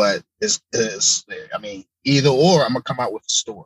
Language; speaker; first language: English; native; English